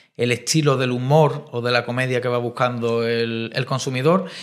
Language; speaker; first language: Spanish; native; Spanish